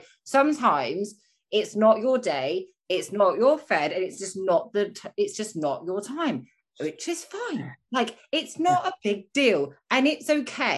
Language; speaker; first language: English; native; English